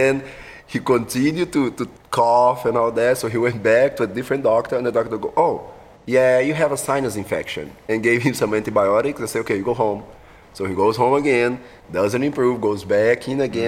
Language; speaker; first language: English; non-native, fluent; Portuguese